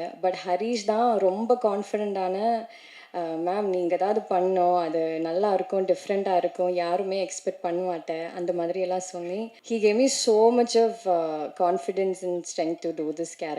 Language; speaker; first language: Tamil; non-native, learner; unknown